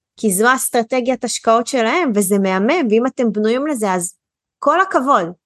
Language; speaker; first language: Hebrew; native; Hebrew